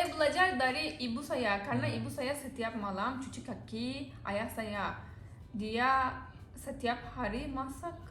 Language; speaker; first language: Indonesian; non-native, learner; Turkish